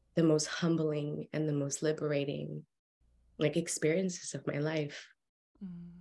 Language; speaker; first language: English; early bilingual, other home language; Spanish